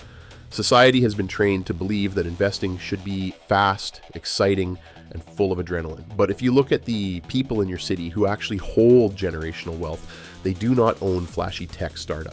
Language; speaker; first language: English; native; English